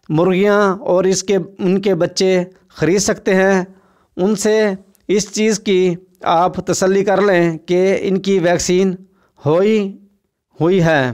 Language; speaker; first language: Urdu; non-native, local second language; Saraiki